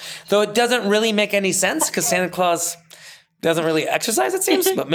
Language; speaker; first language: English; early bilingual, other home language; Persian